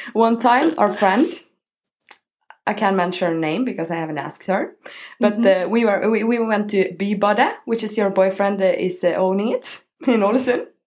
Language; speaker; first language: English; non-native, learner; Norwegian